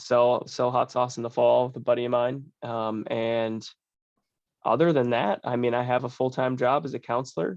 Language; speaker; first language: English; native; English